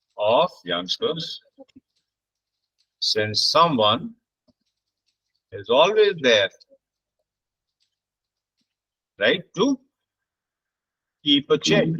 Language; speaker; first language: English; non-native, local second language; Hindi